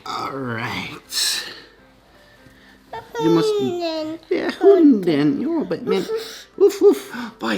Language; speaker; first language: Swedish; non-native, fluent; English